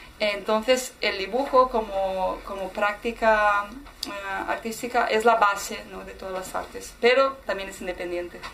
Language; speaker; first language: Spanish; non-native, fluent; Portuguese